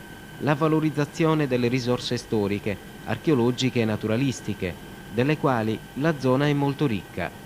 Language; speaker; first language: Italian; native; Italian